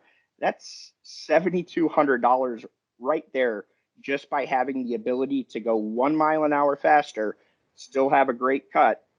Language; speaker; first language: English; native; English